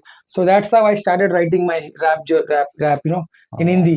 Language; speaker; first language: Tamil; early bilingual, heritage; Tamil